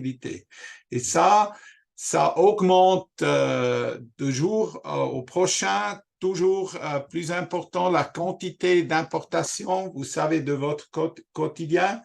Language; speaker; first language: French; non-native, local second language; German